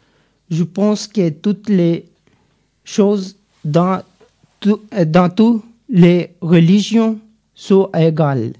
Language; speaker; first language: French; non-native, learner; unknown